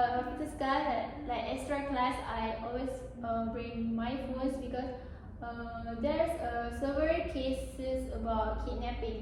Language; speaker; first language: English; non-native, learner; Malay